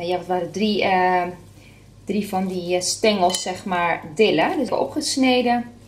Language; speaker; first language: Dutch; non-native, fluent; Spanish